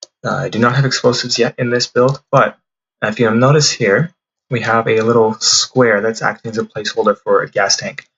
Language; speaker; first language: English; native; English